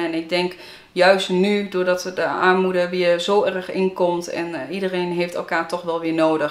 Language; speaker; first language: Dutch; native; Dutch